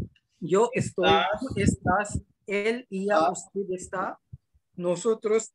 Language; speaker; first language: Spanish; non-native, learner; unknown